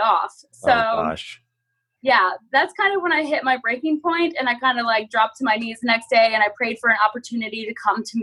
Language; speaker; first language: English; native; English